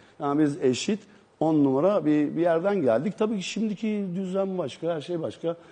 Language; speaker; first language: Turkish; native; Turkish